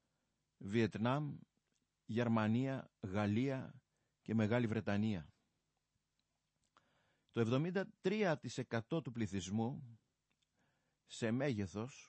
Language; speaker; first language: Greek; native; Greek